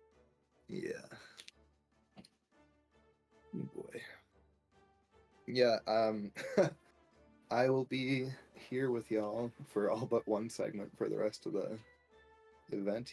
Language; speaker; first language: English; native; English